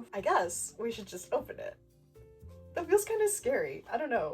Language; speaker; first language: English; native; English